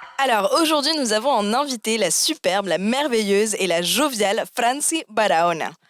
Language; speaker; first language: French; native; French